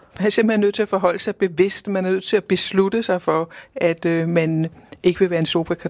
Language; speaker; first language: Danish; native; Danish